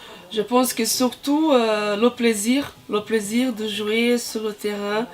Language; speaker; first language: French; non-native, fluent; Portuguese